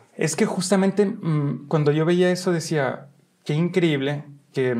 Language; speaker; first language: Spanish; early bilingual, heritage; Spanish